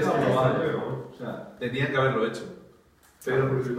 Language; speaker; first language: Spanish; native; Spanish